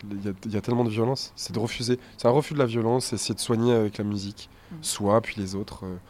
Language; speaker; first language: French; native; French